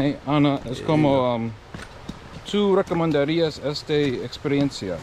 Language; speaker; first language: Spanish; non-native, learner; English